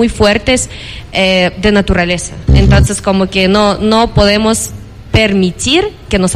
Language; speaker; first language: Spanish; non-native, fluent; Ukrainian